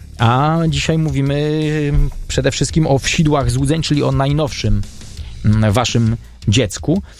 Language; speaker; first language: Polish; native; Polish